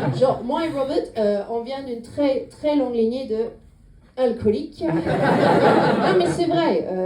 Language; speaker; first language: French; non-native, fluent; English